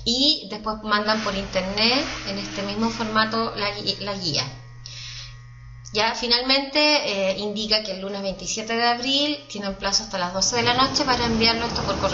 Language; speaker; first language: Spanish; native; Spanish